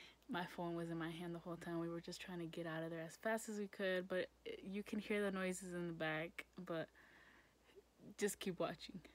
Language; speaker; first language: English; early bilingual, other home language; Spanish